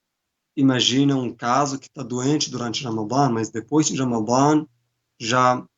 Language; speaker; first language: Portuguese; non-native, fluent; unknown